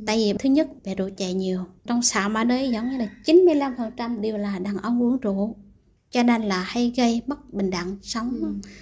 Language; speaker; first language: Vietnamese; non-native, local second language; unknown